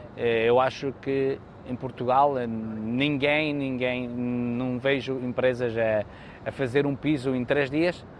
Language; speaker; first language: Portuguese; native; Portuguese